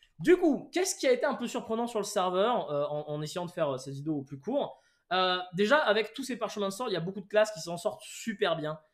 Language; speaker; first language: French; native; French